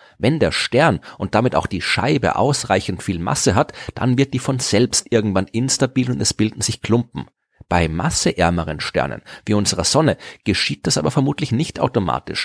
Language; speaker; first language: German; native; German